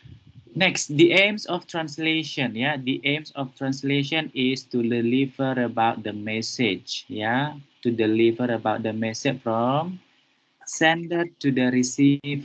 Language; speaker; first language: English; non-native, fluent; Indonesian